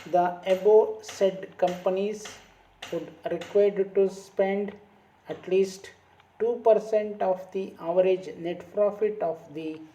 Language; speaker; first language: English; non-native, local second language; Kannada